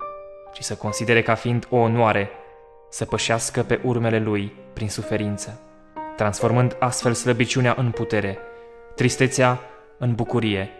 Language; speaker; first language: Romanian; native; Romanian